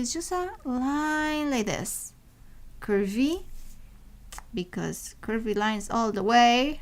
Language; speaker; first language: English; non-native, fluent; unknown